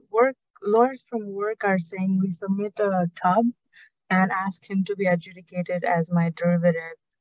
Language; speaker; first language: English; non-native, local second language; Nepali